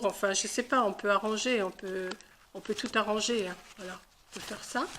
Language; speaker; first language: French; native; French